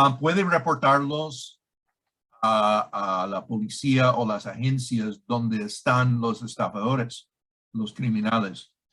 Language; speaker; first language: Spanish; non-native, learner; English